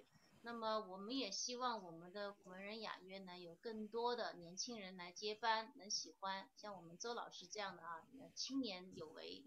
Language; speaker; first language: Chinese; native; Chinese